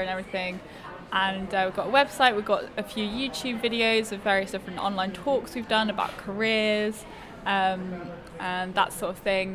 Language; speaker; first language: English; native; English